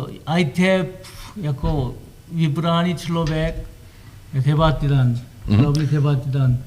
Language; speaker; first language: Czech; non-native, learner; Korean